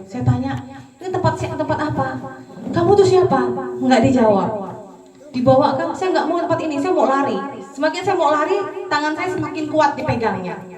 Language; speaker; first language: Indonesian; non-native, local second language; Madurese